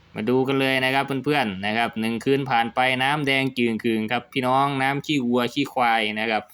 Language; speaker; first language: Thai; non-native, local second language; Northeastern Thai